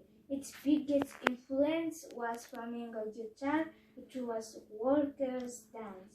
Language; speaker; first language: English; non-native, learner; Kazakh